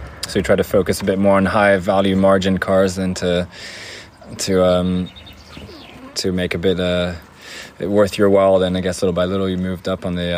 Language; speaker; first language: English; non-native, fluent; French